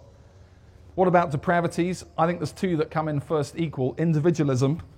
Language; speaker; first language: English; native; English